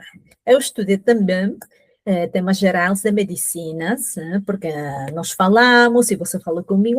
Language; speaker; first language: Portuguese; non-native, fluent; Spanish